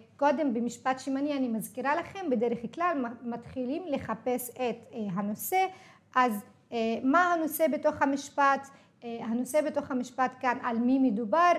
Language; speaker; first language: Hebrew; non-native, local second language; Arabic